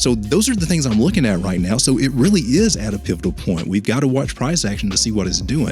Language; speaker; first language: English; native; English